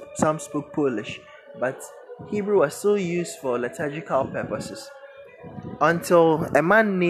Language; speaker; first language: English; non-native, local second language; Akan